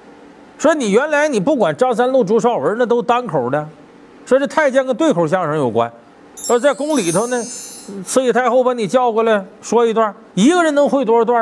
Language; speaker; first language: Chinese; native; Chinese